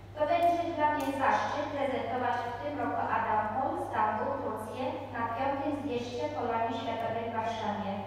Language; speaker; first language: Polish; early bilingual, heritage; Polish